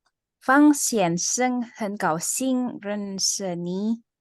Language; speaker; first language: Chinese; non-native, learner; Indonesian